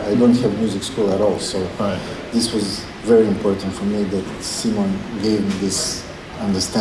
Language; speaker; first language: English; non-native, fluent; Macedonian